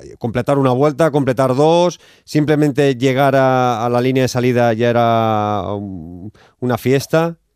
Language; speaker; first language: Spanish; non-native, local second language; Catalan